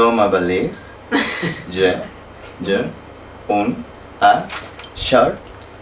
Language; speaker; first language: French; non-native, learner; Spanish